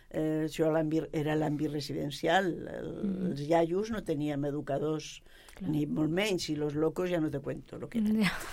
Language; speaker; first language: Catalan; non-native, local second language; Spanish